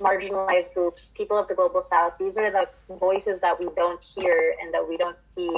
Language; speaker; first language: English; non-native, local second language; Filipino